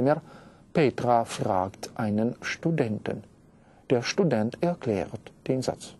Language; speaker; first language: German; non-native, fluent; Russian